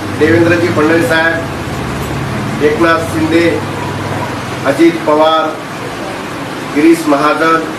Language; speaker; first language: Marathi; non-native, local second language; Lambadi